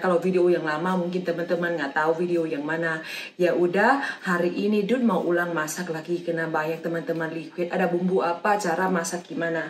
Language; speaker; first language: Indonesian; non-native, fluent; Thai